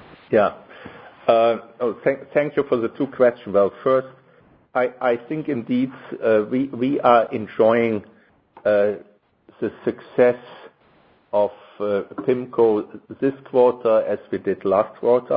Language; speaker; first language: English; non-native, fluent; German